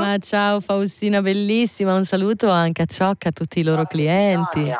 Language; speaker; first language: Italian; native; Italian